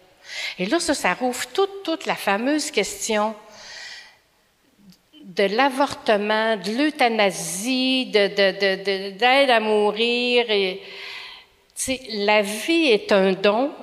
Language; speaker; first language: French; native; French